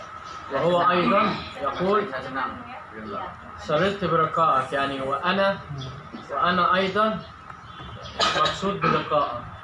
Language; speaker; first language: Arabic; non-native, fluent; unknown